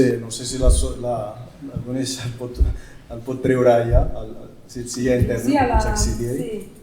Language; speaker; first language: Catalan; non-native, fluent; Berber languages